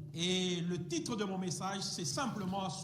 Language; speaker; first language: French; non-native, fluent; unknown